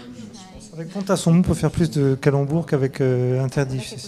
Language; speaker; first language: French; native; French